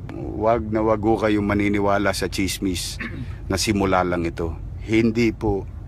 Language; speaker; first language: Filipino; native; Filipino